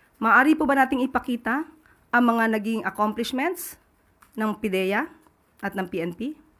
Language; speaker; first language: Filipino; native; Filipino